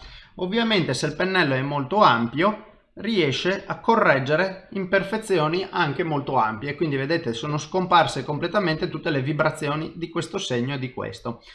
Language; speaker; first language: Italian; native; Italian